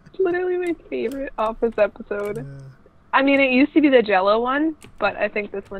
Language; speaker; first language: English; native; English